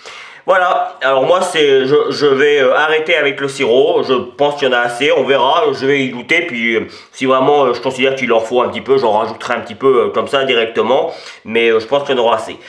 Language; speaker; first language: French; native; French